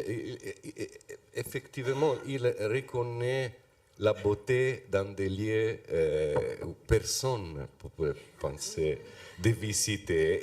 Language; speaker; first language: French; non-native, fluent; Italian